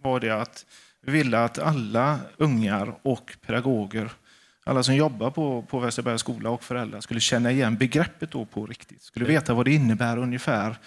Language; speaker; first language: Swedish; native; Swedish